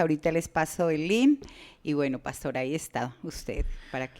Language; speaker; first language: Spanish; native; Spanish